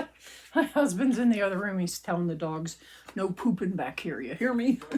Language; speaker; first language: English; native; English